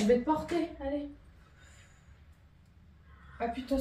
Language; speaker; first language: French; native; French